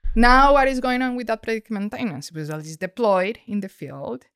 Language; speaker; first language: English; non-native, fluent; Spanish